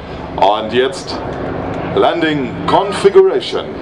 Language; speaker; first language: German; native; German